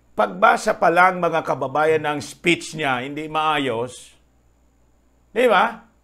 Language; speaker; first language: Filipino; non-native, local second language; Bikol